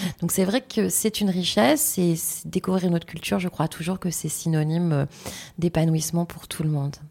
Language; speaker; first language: French; native; French